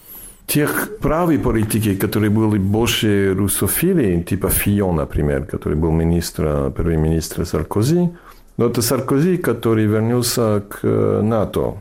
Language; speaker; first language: Russian; non-native, fluent; English